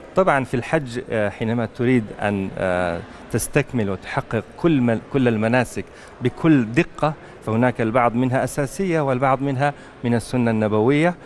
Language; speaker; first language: Arabic; native; Arabic